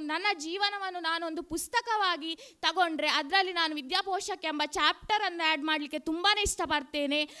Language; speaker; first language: Kannada; non-native, local second language; Tulu